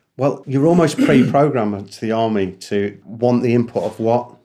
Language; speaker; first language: English; native; English